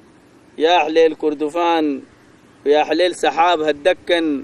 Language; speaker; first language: Arabic; native; Arabic